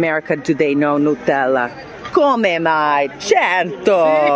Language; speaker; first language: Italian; non-native, learner; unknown